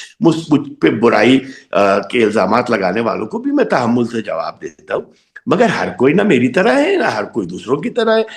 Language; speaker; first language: Urdu; native; Urdu